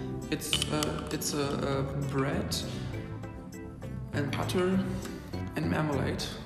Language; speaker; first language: English; non-native, learner; German